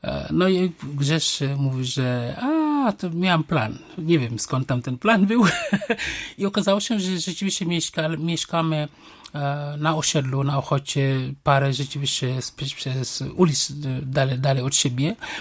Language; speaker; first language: Polish; non-native, fluent; Wolof